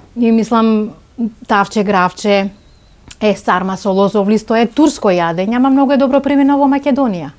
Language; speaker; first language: Macedonian; non-native, local second language; Romany